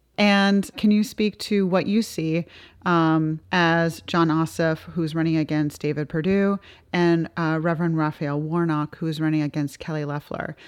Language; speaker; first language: English; native; English